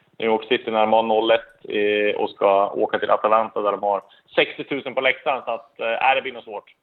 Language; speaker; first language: Swedish; native; Swedish